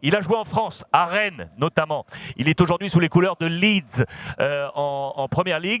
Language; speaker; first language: French; native; French